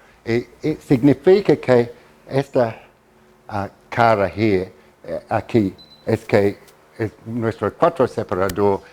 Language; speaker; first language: Spanish; non-native, fluent; English